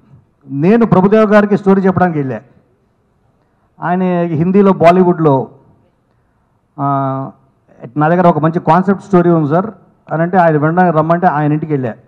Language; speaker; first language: Telugu; native; Telugu